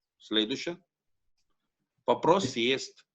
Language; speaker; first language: Russian; non-native, learner; Italian